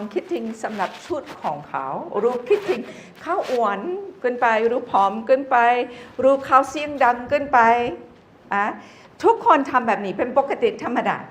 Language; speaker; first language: Thai; non-native, fluent; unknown